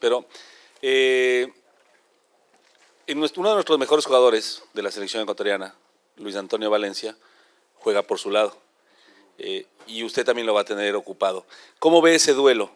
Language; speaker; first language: Spanish; native; Spanish